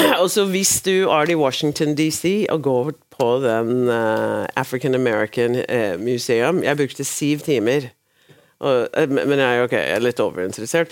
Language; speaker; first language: Norwegian; non-native, fluent; English